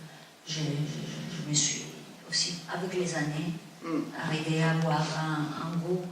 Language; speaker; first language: French; non-native, fluent; Italian